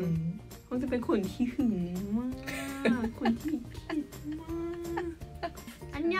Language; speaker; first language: Thai; non-native, learner; Korean